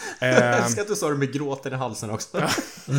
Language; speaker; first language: Swedish; native; Swedish